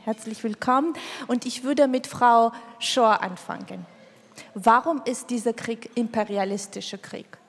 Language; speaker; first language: German; non-native, fluent; Georgian